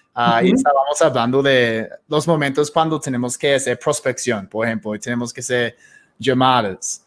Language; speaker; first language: Spanish; non-native, fluent; English